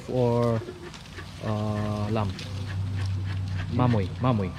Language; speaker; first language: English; non-native, learner; Filipino